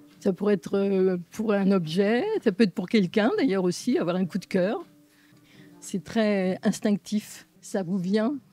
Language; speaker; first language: French; native; French